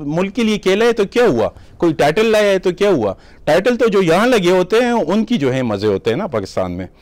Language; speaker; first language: Urdu; native; Urdu